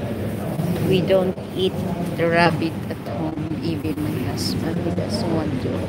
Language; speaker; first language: English; non-native, local second language; Filipino